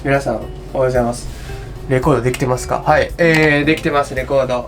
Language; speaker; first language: Japanese; native; Japanese